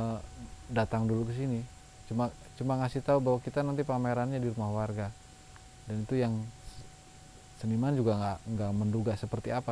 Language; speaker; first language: Indonesian; native; Indonesian